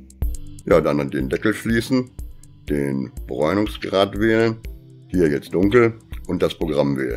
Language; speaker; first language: German; native; German